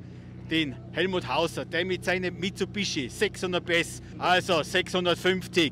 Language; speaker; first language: German; native; German